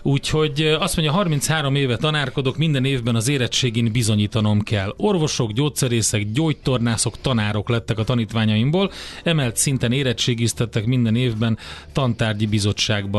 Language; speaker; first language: Hungarian; native; Hungarian